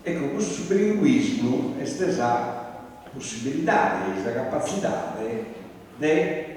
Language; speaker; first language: Italian; non-native, local second language; Sardinian